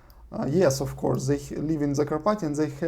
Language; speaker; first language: English; non-native, learner; Russian